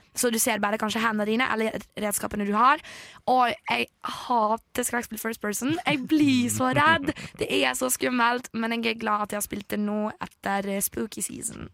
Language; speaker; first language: Norwegian; early bilingual, other home language; Polish